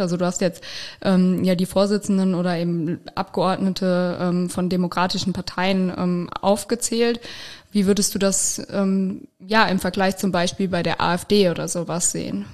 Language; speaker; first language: German; native; German